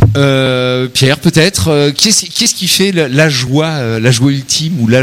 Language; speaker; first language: French; native; French